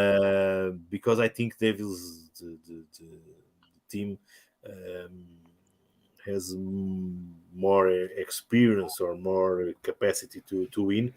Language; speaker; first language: English; non-native, learner; Portuguese